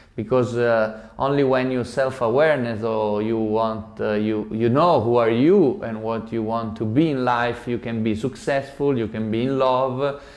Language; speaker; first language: English; non-native, learner; Italian